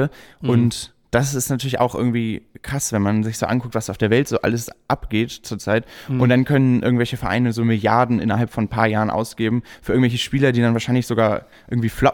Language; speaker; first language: German; native; German